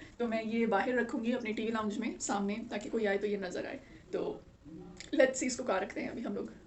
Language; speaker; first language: Urdu; native; Urdu